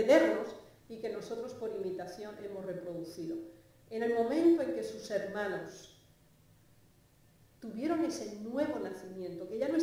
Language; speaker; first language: Spanish; native; Spanish